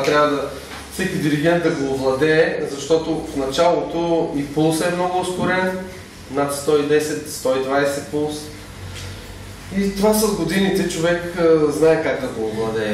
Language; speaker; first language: Bulgarian; native; Bulgarian